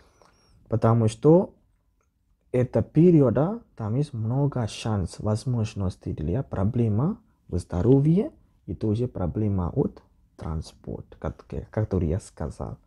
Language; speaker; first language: Russian; non-native, learner; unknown